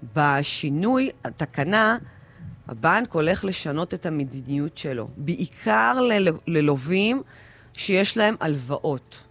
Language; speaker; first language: Hebrew; early bilingual, other home language; Russian